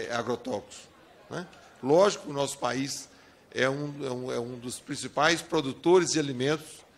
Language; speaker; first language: Portuguese; native; Portuguese